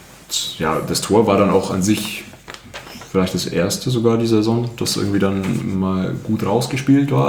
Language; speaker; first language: German; native; German